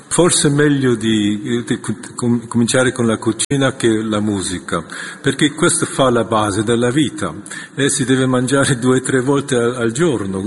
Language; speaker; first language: Italian; non-native, fluent; Korean